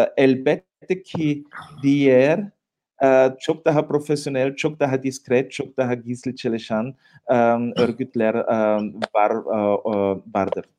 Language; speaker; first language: Turkish; non-native, fluent; German